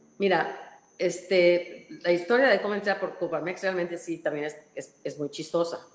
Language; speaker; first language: Spanish; non-native, fluent; English